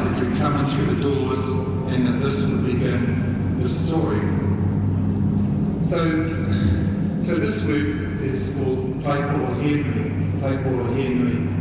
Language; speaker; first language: English; native; English